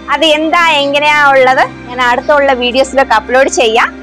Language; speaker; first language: Malayalam; non-native, local second language; Telugu